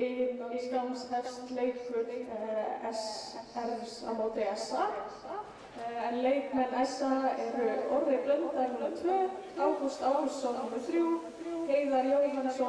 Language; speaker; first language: Icelandic; native; Icelandic